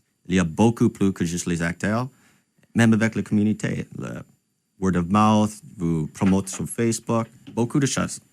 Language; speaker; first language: French; non-native, local second language; English